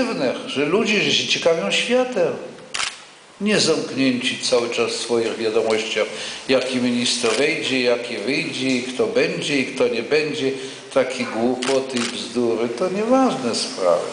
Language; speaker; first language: Polish; non-native, local second language; Yiddish